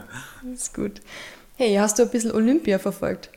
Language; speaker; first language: German; native; German